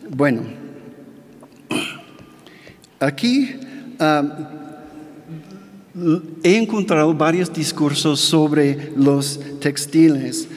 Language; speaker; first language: Spanish; non-native, fluent; English